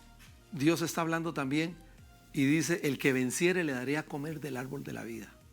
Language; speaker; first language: Spanish; native; Spanish